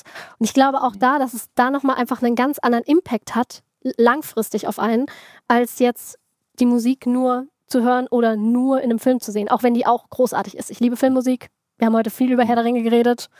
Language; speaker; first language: German; native; German